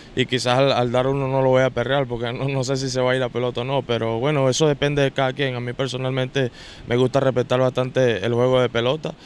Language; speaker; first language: Spanish; native; Spanish